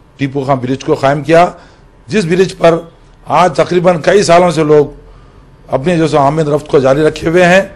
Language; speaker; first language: Urdu; native; Urdu